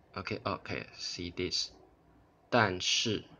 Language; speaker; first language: English; non-native, fluent; Chinese